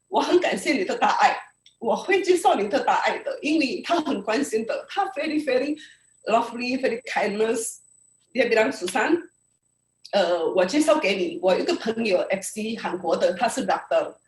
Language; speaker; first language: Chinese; early bilingual, heritage; Indonesian